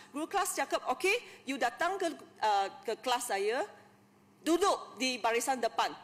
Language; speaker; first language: Malay; non-native, local second language; Chinese